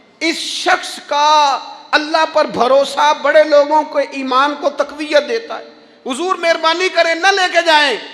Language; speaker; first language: Urdu; non-native, local second language; Punjabi